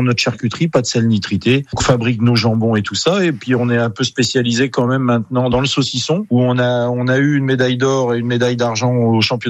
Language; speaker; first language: French; native; French